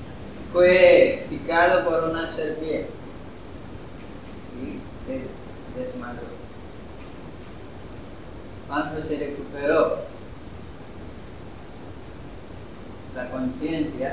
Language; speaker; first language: Spanish; non-native, fluent; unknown